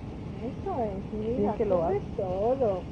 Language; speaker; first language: Spanish; native; Spanish